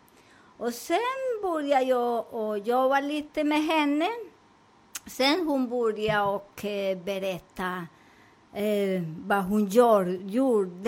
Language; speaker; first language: Swedish; non-native, learner; Spanish